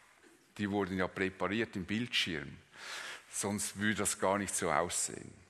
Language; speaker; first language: German; native; German